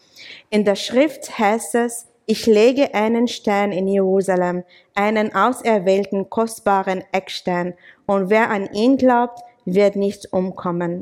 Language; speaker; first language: German; non-native, fluent; English